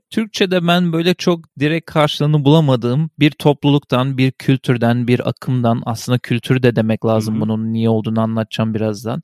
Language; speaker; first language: Turkish; native; Turkish